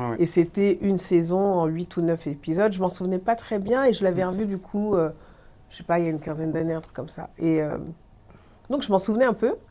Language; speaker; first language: French; early bilingual, other home language; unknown